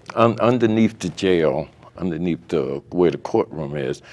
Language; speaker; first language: English; native; English